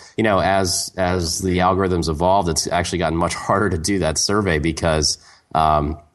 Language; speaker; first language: English; native; English